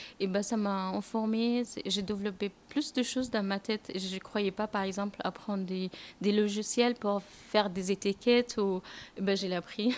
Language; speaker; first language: French; non-native, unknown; Arabic